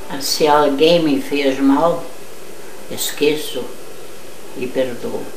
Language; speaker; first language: Portuguese; early bilingual, other home language; German